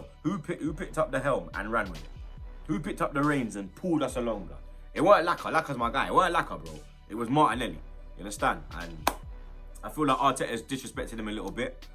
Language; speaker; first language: English; native; English